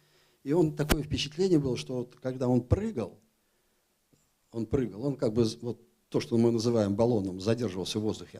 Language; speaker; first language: Russian; native; Russian